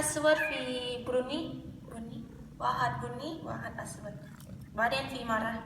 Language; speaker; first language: Arabic; non-native, learner; Thai